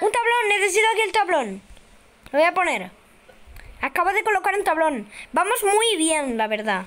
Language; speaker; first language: Spanish; native; Spanish